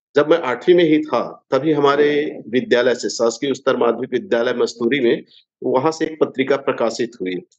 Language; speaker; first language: Hindi; native; Hindi